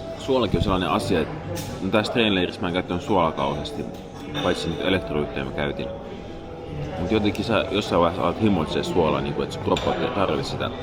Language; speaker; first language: Finnish; early bilingual, other home language; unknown